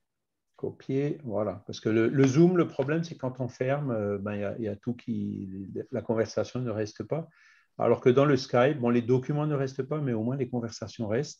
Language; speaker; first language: French; native; French